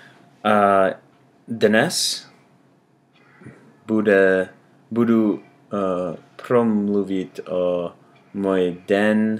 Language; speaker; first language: Czech; non-native, learner; English